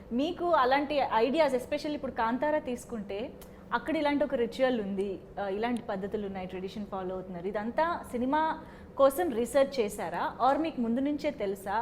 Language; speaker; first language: Telugu; native; Telugu